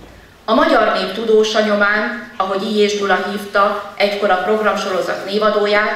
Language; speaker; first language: Hungarian; native; Hungarian